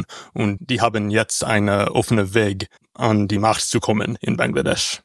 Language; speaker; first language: German; non-native, learner; English